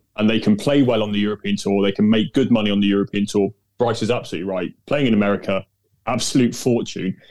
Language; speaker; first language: English; native; English